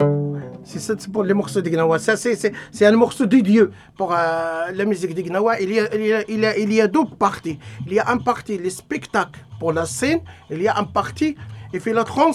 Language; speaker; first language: French; non-native, learner; Arabic